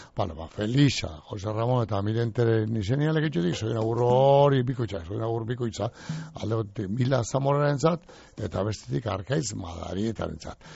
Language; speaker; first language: Basque; native; Basque